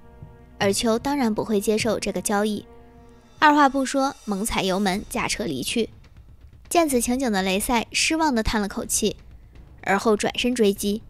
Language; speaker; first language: Chinese; native; Chinese